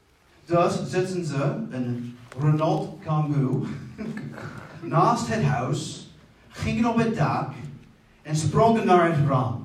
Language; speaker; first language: Dutch; non-native, fluent; English